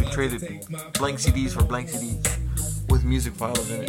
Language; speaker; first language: English; early bilingual, other home language; Spanish